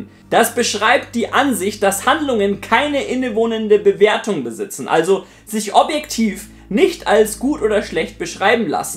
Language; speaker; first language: German; native; German